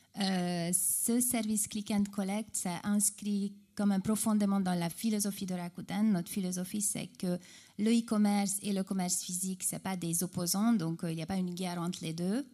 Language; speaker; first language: French; non-native, fluent; Hungarian